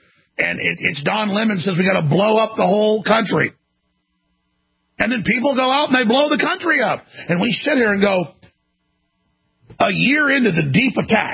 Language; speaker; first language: English; native; English